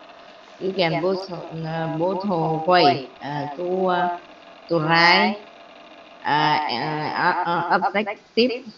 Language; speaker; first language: English; non-native, learner; Vietnamese